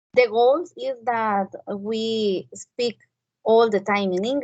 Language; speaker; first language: English; non-native, learner; Spanish